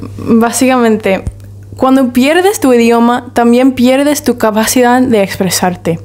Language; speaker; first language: Spanish; non-native, fluent; English